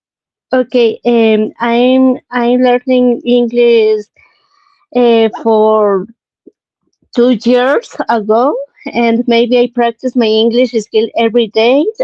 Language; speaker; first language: English; non-native, learner; Spanish